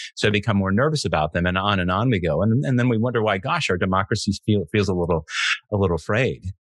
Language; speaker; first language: English; native; English